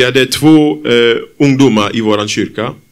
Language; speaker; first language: Swedish; non-native, fluent; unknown